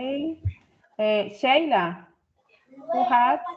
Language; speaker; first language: English; non-native, fluent; Spanish